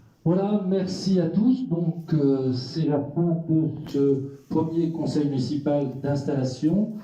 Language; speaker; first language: French; native; French